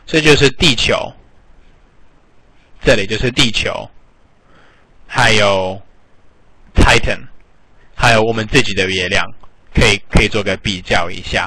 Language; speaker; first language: Chinese; non-native, fluent; English